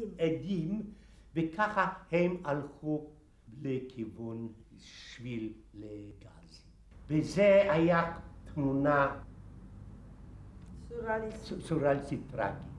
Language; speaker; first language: Hebrew; non-native, fluent; Polish